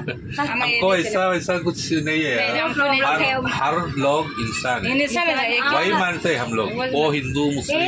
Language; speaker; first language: Hindi; non-native, local second language; Malayalam